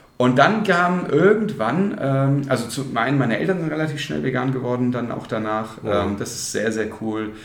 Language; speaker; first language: German; native; German